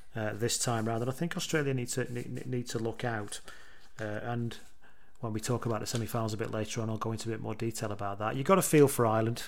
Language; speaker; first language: English; native; English